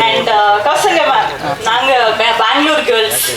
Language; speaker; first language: Tamil; non-native, learner; Kannada